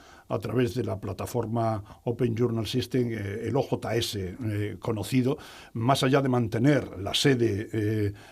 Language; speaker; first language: Spanish; native; Spanish